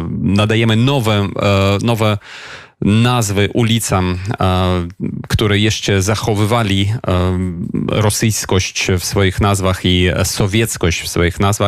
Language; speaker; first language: Polish; non-native, fluent; Ukrainian